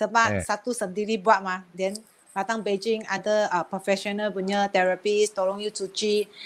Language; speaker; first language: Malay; non-native, local second language; Chinese